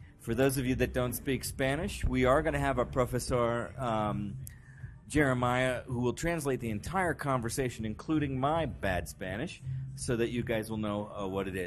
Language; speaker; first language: English; native; English